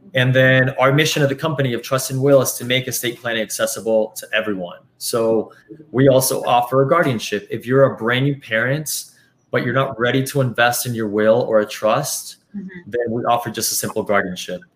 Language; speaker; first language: English; early bilingual, other home language; Spanish